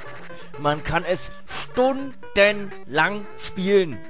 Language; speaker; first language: German; native; German